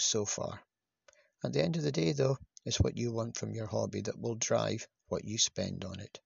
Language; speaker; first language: English; native; English